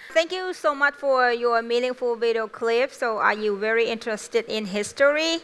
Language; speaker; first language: English; non-native, fluent; Vietnamese